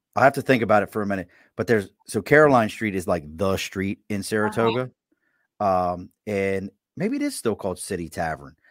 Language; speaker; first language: English; native; English